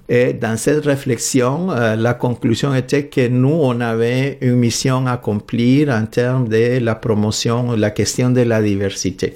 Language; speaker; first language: French; non-native, fluent; Spanish